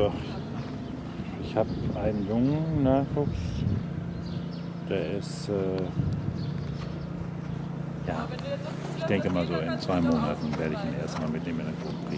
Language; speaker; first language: German; native; German